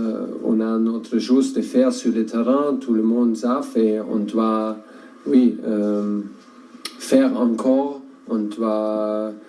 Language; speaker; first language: French; non-native, learner; German